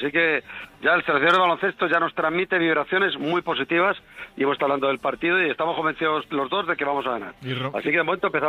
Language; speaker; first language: Spanish; native; Spanish